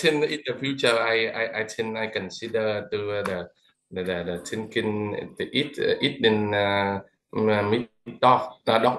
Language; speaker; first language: English; non-native, learner; Vietnamese